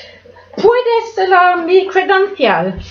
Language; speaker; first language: Spanish; non-native, learner; English